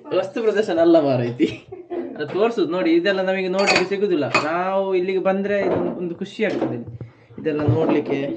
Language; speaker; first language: Kannada; non-native, local second language; Tulu